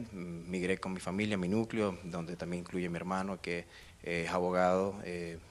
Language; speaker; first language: Spanish; native; Spanish